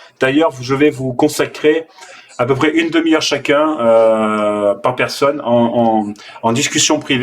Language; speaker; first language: French; native; French